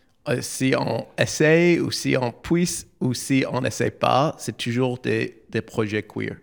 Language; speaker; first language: French; non-native, learner; English